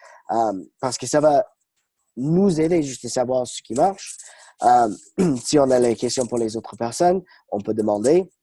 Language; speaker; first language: French; non-native, fluent; English